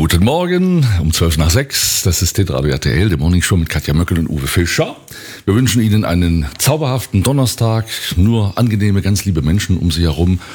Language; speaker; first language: German; native; German